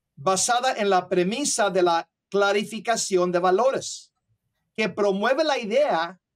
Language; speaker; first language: Spanish; early bilingual, other home language; English